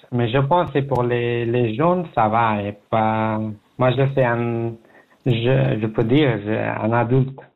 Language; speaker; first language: French; non-native, learner; Pashto